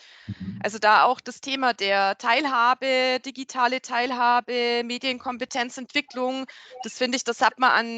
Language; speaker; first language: German; native; German